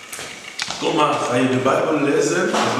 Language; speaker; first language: Dutch; non-native, learner; French